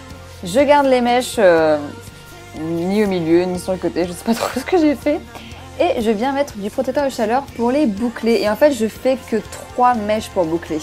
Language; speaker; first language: French; native; French